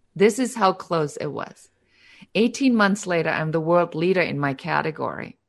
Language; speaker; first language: English; non-native, fluent; German